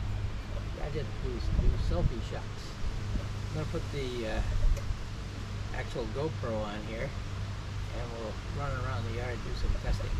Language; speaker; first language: English; native; English